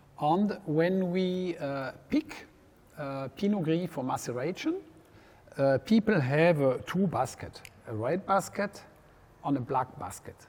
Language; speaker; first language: English; non-native, learner; French